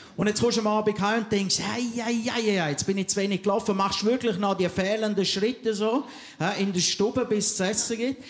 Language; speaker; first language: German; native; German